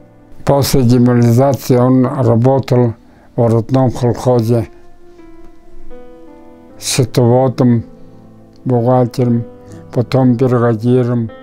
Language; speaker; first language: Russian; non-native, local second language; Buriat